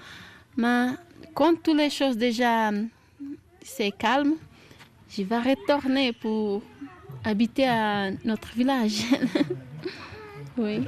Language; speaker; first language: French; non-native, learner; Kabuverdianu